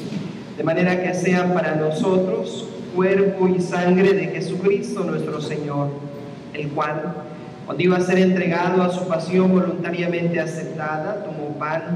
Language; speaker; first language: Spanish; native; Spanish